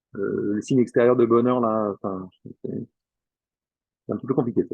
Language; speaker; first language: French; native; French